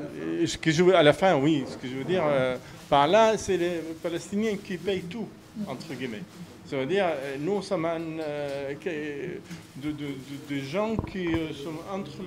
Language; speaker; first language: French; non-native, fluent; Arabic